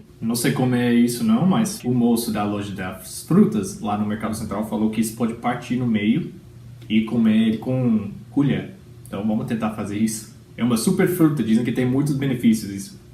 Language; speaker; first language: Portuguese; non-native, fluent; English